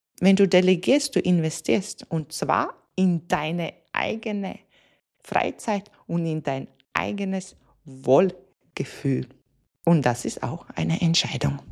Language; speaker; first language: German; non-native, fluent; Latvian